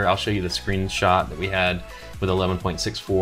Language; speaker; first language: English; native; English